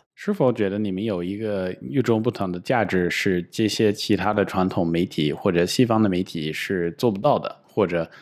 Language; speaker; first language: Chinese; non-native, fluent; English